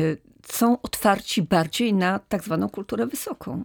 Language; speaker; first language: Polish; native; Polish